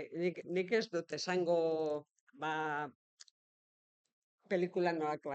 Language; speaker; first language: Basque; non-native, local second language; Spanish